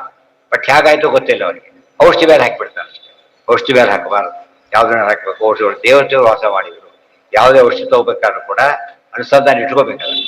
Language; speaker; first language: Kannada; native; Kannada